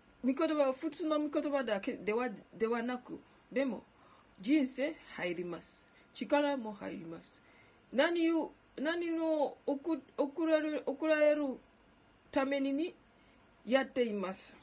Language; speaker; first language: Japanese; non-native, learner; Ganda